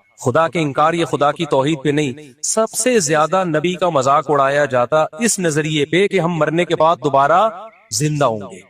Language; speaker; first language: Urdu; native; Urdu